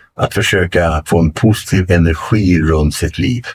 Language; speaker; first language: Swedish; native; Swedish